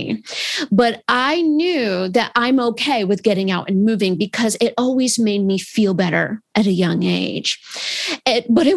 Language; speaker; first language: English; native; English